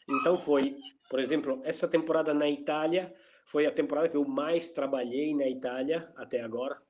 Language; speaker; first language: Portuguese; non-native, fluent; Italian